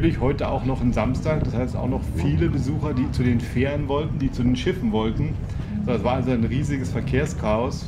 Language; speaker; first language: German; native; German